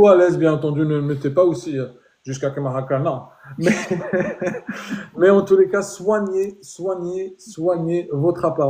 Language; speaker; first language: French; native; French